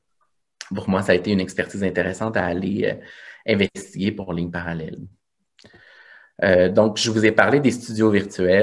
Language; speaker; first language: French; native; French